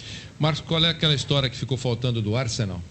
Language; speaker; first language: Portuguese; native; Portuguese